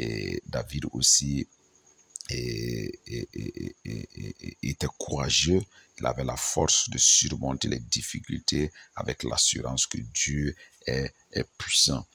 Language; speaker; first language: French; non-native, local second language; Mossi